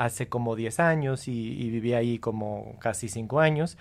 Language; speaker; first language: Spanish; non-native, fluent; English